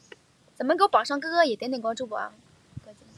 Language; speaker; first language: Chinese; native; Chinese